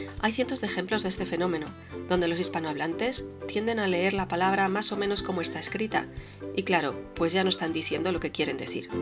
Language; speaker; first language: Spanish; native; Spanish